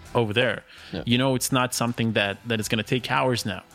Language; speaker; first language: English; early bilingual, other home language; Russian